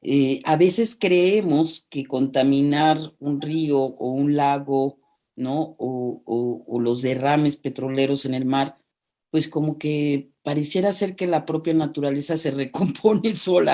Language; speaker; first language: Spanish; native; Spanish